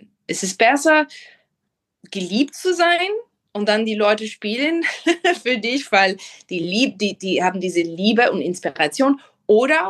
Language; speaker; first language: German; non-native, fluent; English